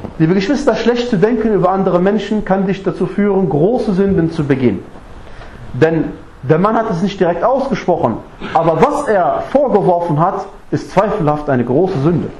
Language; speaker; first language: German; non-native, fluent; Arabic